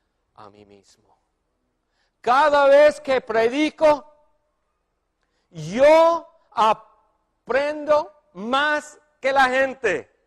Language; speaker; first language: Spanish; non-native, fluent; English